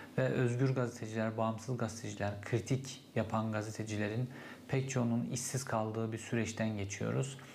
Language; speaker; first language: Turkish; native; Turkish